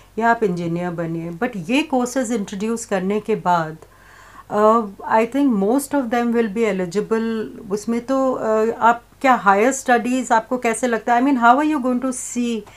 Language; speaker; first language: Hindi; native; Hindi